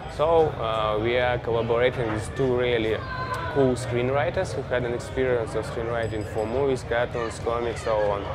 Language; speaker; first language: English; non-native, fluent; Russian